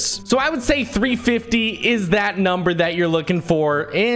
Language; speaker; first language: English; native; English